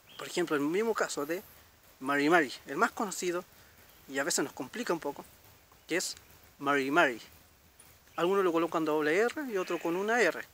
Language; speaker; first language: Spanish; native; Spanish